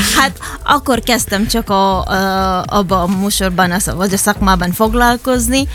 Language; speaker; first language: Hungarian; non-native, fluent; Filipino